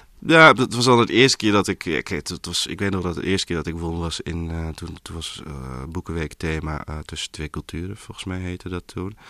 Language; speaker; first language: Dutch; early bilingual, other home language; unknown